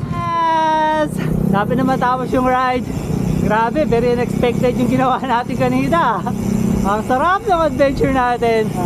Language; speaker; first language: Filipino; non-native, local second language; Pampanga